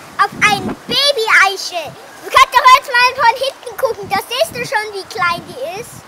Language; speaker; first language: German; native; German